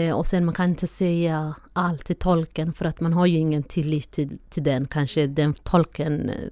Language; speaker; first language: Swedish; non-native, fluent; Somali